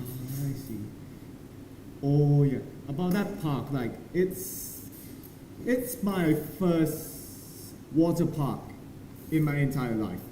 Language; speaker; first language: English; non-native, learner; Thai